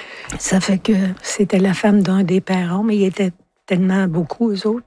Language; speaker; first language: French; native; French